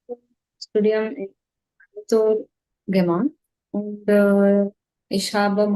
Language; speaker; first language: German; non-native, learner; Tamil